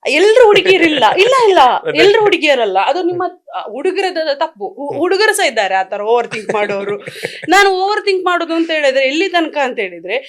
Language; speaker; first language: Kannada; non-native, local second language; Tulu